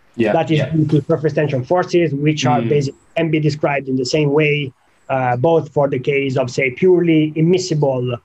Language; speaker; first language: English; non-native, fluent; Italian